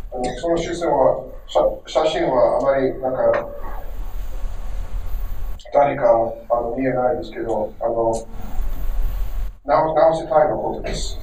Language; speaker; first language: Japanese; non-native, learner; English